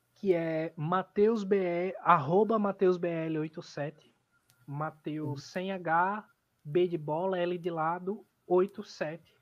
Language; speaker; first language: Portuguese; native; Portuguese